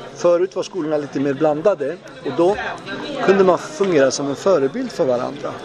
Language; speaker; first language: Swedish; early bilingual, other home language; Turoyo